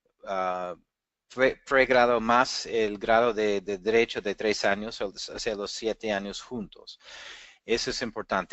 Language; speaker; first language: Spanish; non-native, fluent; English